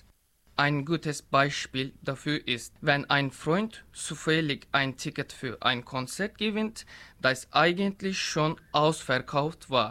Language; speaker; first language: German; non-native, learner; Turkish